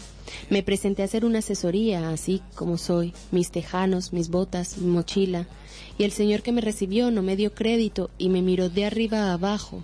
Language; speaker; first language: Spanish; native; Spanish